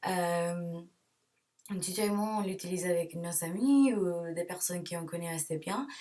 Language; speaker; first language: French; non-native, learner; English